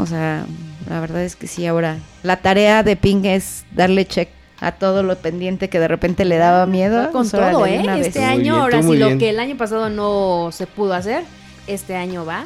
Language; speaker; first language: Spanish; native; Spanish